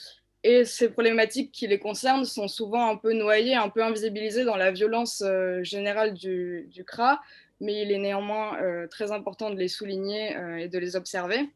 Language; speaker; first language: French; native; French